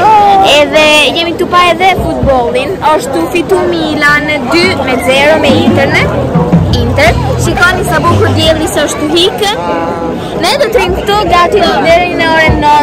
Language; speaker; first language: Albanian; early bilingual, heritage; Albanian